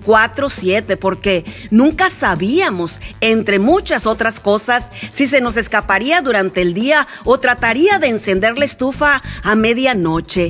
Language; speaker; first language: Spanish; native; Spanish